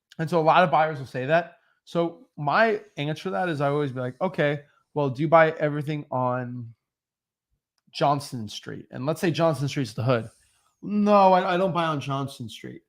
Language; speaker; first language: English; native; English